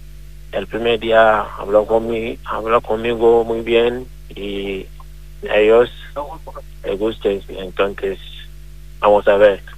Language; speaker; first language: Spanish; non-native, learner; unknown